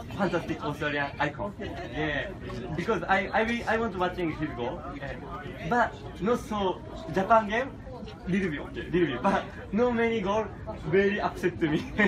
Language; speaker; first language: English; non-native, learner; Japanese